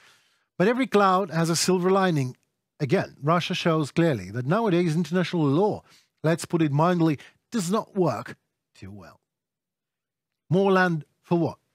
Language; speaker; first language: English; non-native, fluent; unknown